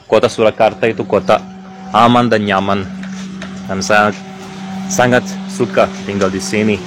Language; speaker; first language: Indonesian; non-native, fluent; English